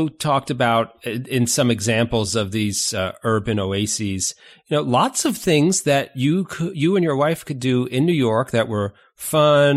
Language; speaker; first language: English; native; English